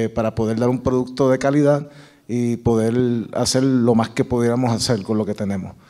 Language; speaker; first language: Spanish; native; Spanish